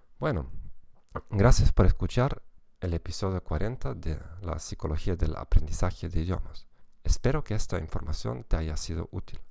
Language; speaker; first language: Spanish; non-native, fluent; German